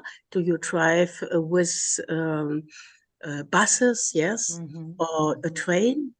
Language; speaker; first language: English; non-native, learner; German